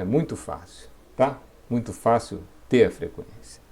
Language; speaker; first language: Portuguese; native; Portuguese